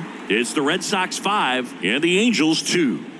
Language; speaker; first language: English; native; English